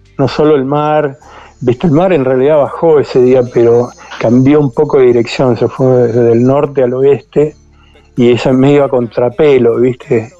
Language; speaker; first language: Spanish; native; Spanish